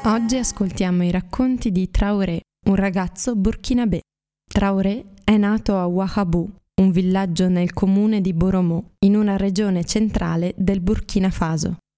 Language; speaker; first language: Italian; native; Italian